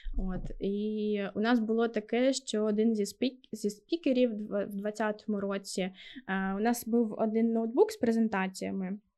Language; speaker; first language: Ukrainian; native; Ukrainian